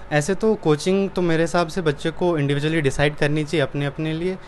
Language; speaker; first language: Hindi; native; Hindi